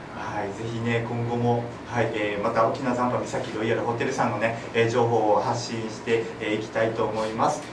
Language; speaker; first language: Japanese; native; Japanese